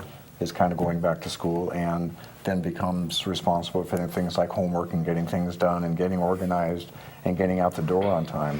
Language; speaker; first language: English; native; English